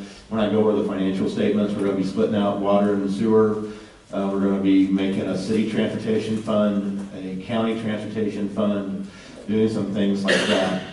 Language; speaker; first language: English; native; English